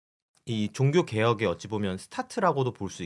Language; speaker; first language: Korean; native; Korean